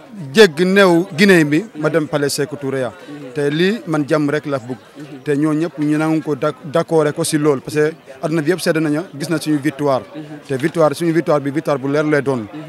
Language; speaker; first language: Wolof; non-native, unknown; Fula